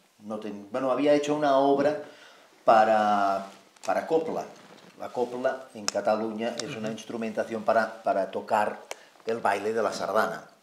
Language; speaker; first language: Spanish; non-native, local second language; Catalan